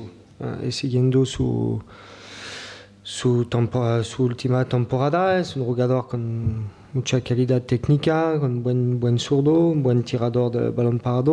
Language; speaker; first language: Spanish; non-native, learner; French